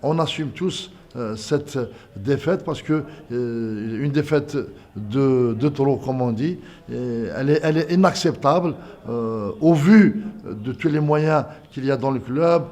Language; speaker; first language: French; non-native, local second language; Arabic